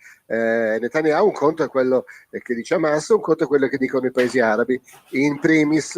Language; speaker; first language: Italian; native; Italian